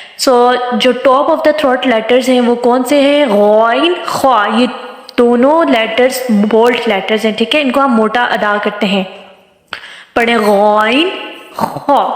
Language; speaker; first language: Urdu; non-native, local second language; Punjabi